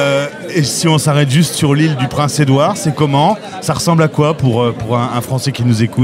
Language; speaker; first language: French; native; French